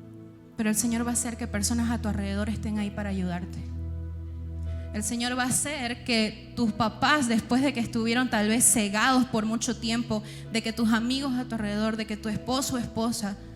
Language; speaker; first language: Spanish; native; Spanish